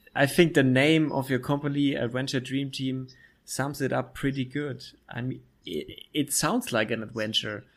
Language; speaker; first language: English; non-native, fluent; German